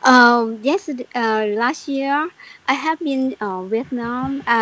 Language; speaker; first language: English; non-native, learner; Thai